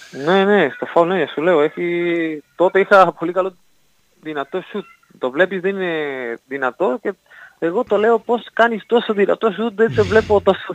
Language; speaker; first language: Greek; non-native, learner; Spanish